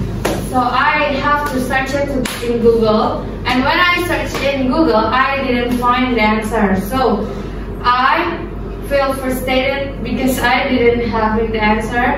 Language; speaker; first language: English; non-native, learner; Indonesian